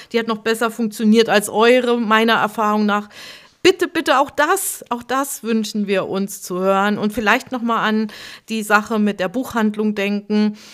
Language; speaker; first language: German; native; German